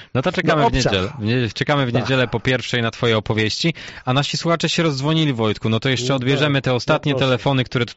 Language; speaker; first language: Polish; native; Polish